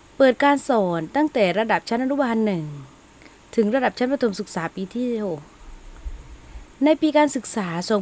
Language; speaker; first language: Thai; non-native, local second language; Malay